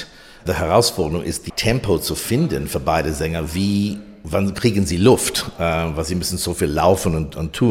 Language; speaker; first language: German; non-native, fluent; English